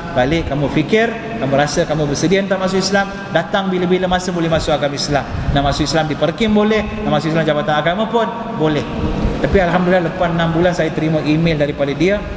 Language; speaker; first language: Malay; non-native, local second language; Tamil